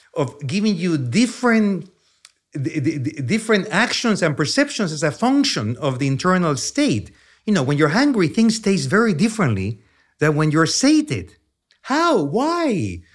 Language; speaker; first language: English; non-native, fluent; Spanish